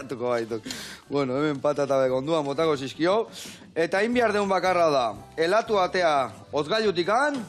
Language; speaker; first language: Basque; native; Basque